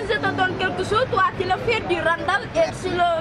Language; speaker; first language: French; non-native, learner; Wolof